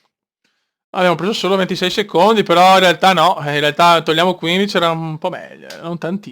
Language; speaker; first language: Italian; native; Italian